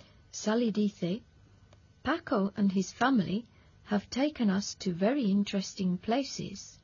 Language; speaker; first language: English; non-native, fluent; Spanish